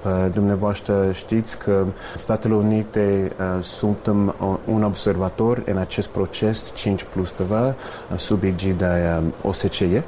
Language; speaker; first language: Romanian; non-native, fluent; English